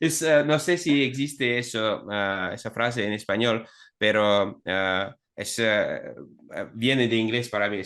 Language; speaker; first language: Spanish; non-native, fluent; Russian